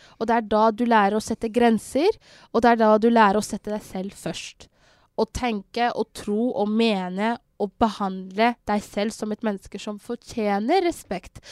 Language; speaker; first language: Norwegian; early bilingual, other home language; Somali